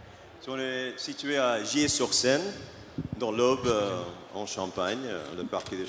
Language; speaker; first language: French; non-native, learner; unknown